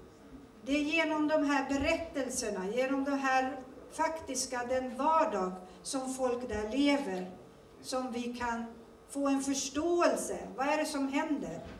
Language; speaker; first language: Swedish; early bilingual, other home language; Turoyo